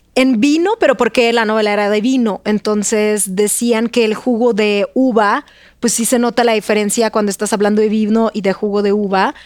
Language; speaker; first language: Spanish; non-native, fluent; Russian